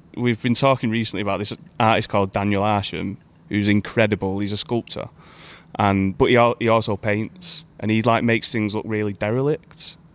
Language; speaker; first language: English; native; English